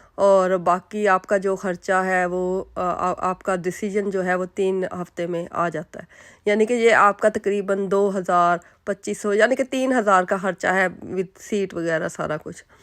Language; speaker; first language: Urdu; native; Urdu